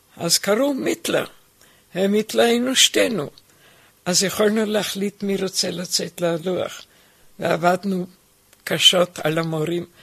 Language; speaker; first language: Hebrew; non-native, fluent; German